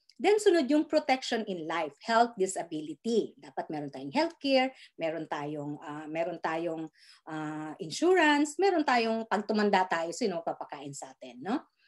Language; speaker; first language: Filipino; native; Filipino